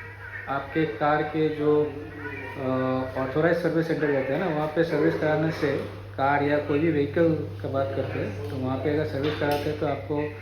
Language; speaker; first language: Hindi; native; Hindi